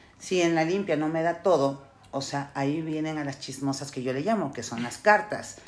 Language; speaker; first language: Spanish; native; Spanish